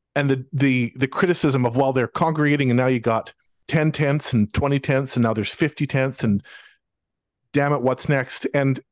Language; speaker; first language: English; native; English